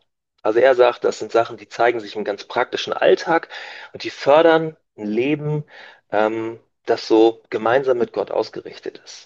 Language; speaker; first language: German; native; German